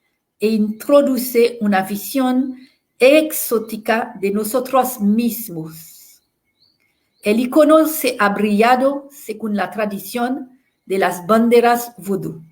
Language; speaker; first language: Spanish; non-native, fluent; French